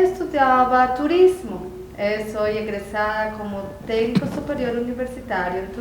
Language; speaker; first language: Portuguese; non-native, learner; Spanish